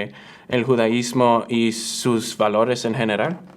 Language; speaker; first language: Spanish; early bilingual, other home language; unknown